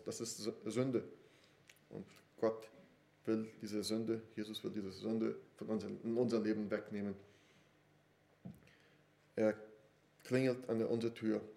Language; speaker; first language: German; non-native, fluent; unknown